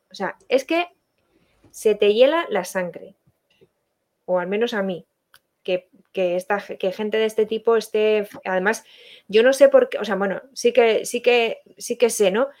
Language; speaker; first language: Spanish; native; Spanish